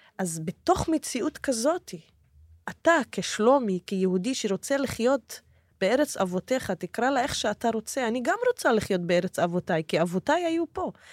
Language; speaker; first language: Hebrew; non-native, local second language; Arabic